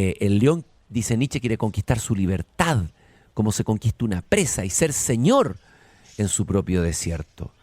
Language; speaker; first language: Spanish; native; Spanish